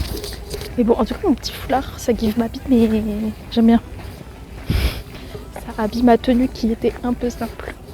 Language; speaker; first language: French; native; French